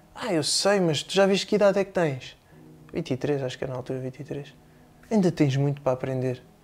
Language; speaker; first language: Portuguese; native; Portuguese